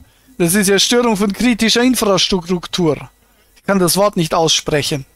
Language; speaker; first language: German; native; German